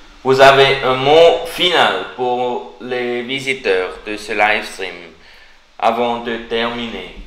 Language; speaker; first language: French; non-native, learner; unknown